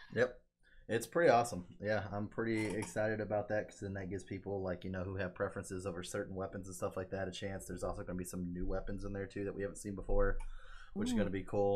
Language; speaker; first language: English; native; English